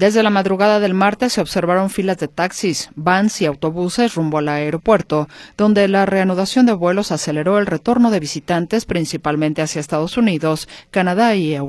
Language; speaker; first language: Spanish; native; Spanish